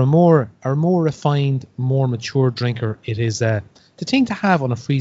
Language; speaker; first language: English; native; English